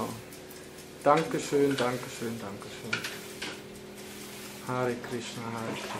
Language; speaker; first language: German; native; German